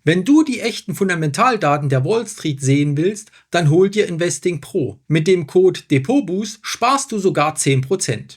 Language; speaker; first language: German; native; German